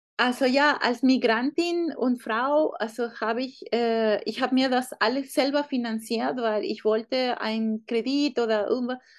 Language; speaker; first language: German; non-native, fluent; Spanish